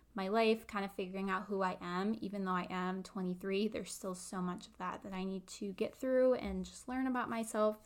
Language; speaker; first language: English; native; English